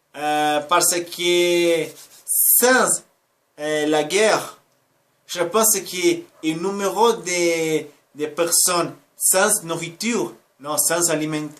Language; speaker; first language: French; non-native, learner; Spanish